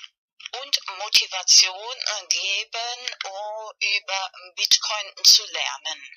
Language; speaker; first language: German; non-native, fluent; Spanish